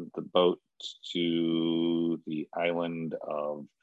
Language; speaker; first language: English; native; English